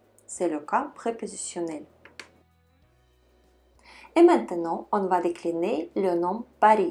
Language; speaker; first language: French; non-native, fluent; Russian